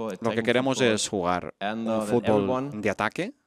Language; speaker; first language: Spanish; non-native, learner; German